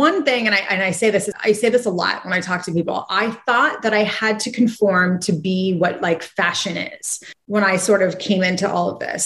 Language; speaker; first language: English; native; English